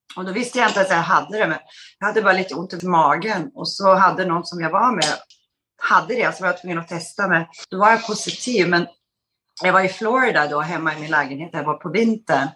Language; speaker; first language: Swedish; native; Swedish